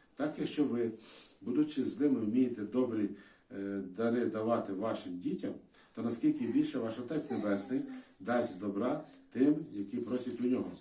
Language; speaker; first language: Ukrainian; native; Ukrainian